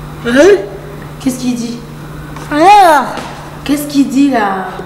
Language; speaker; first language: French; non-native, fluent; Spanish